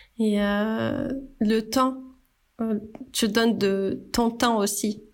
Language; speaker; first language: French; non-native, fluent; Portuguese